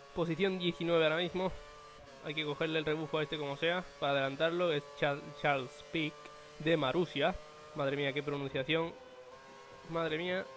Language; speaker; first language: Spanish; native; Spanish